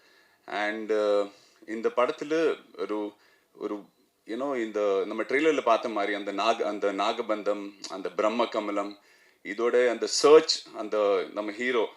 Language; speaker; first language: Tamil; non-native, fluent; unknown